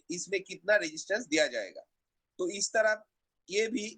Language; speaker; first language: Hindi; non-native, local second language; Bangla